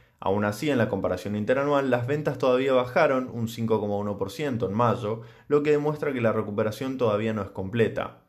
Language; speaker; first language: Spanish; native; Spanish